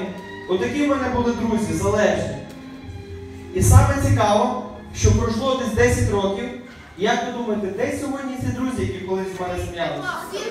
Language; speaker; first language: Ukrainian; native; Ukrainian